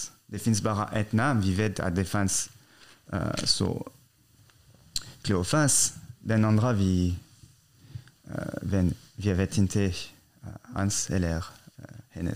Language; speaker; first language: Swedish; non-native, fluent; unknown